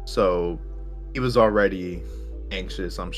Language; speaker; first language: English; native; English